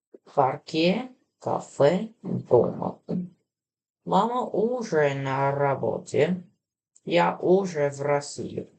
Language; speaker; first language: Russian; non-native, learner; English